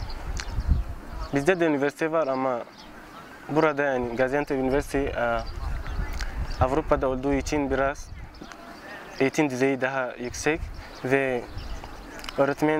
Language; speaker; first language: Turkish; non-native, learner; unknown